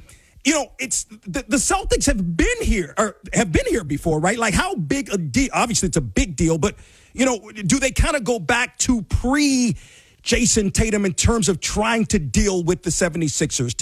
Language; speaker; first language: English; native; English